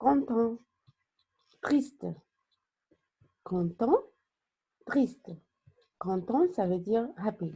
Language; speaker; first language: French; non-native, fluent; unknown